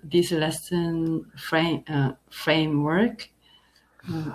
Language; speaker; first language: English; non-native, learner; Korean